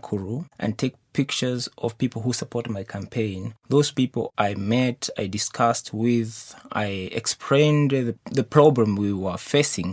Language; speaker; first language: English; non-native, local second language; Kikuyu